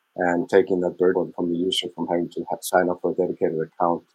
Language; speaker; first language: English; non-native, fluent; Icelandic